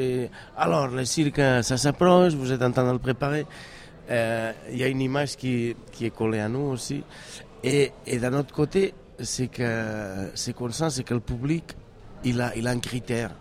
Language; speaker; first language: French; non-native, fluent; Catalan